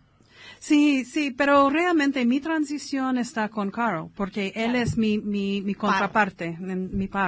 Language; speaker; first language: Spanish; non-native, fluent; English